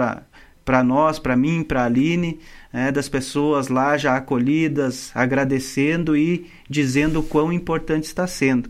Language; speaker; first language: Portuguese; native; Portuguese